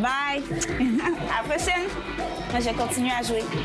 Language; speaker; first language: French; native; French